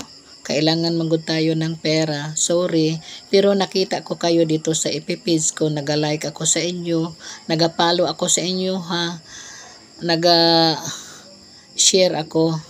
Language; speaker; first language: Filipino; non-native, local second language; Cebuano